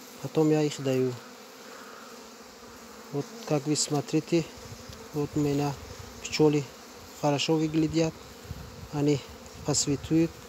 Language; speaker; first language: Russian; non-native, learner; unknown